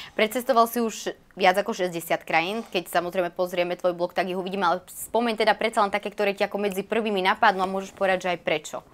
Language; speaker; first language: Slovak; native; Slovak